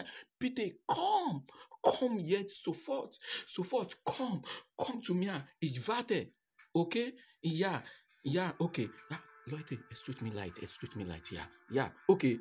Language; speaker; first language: German; non-native, learner; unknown